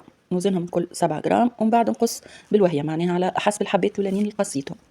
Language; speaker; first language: Arabic; native; Arabic